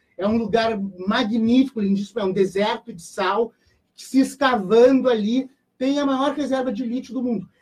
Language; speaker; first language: Portuguese; native; Portuguese